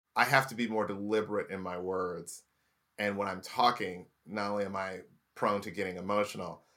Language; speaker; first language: English; native; English